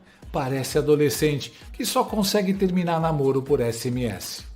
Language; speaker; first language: Portuguese; native; Portuguese